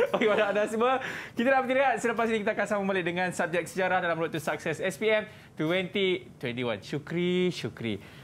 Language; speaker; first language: Malay; native; Malay